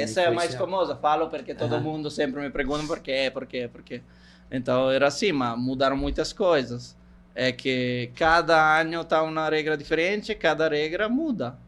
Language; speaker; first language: Portuguese; non-native, fluent; Italian